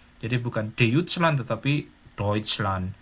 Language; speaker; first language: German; non-native, fluent; Indonesian